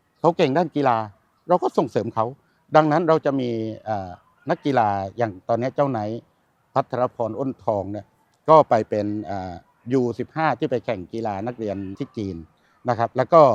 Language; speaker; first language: Thai; native; Thai